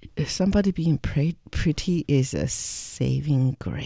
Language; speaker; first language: English; non-native, fluent; Chinese